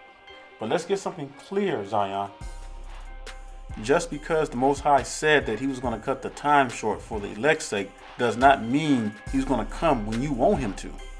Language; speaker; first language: English; native; English